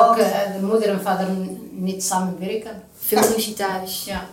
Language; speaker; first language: Dutch; non-native, learner; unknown